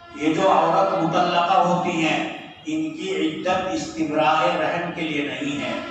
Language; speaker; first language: Urdu; native; Urdu